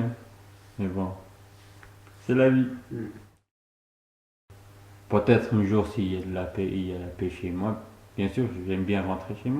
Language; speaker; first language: French; non-native, fluent; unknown